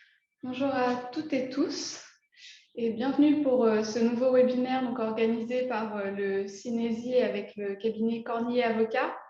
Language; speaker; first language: French; native; French